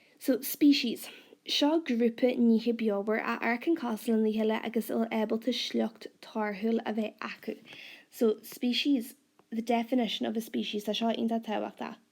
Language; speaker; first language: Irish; non-native, local second language; English